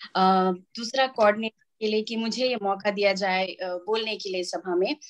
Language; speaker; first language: Hindi; non-native, local second language; Santali